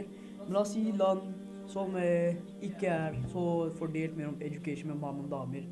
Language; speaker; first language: Norwegian; early bilingual, other home language; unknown